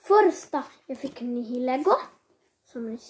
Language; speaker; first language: Swedish; early bilingual, other home language; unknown